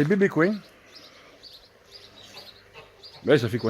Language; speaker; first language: French; native; French